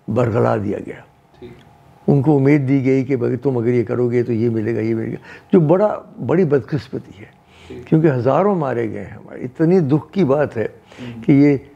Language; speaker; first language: Hindi; non-native, local second language; Dogri